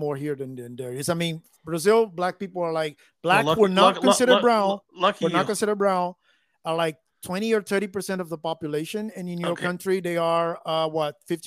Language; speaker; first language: English; non-native, fluent; Portuguese